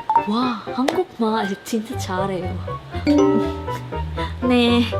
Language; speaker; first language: Korean; non-native, learner; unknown